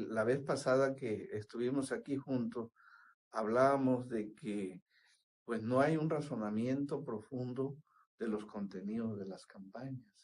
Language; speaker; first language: Spanish; native; Spanish